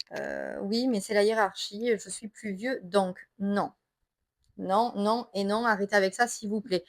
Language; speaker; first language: French; native; French